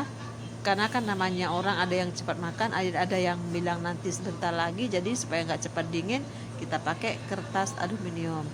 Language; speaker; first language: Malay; non-native, local second language; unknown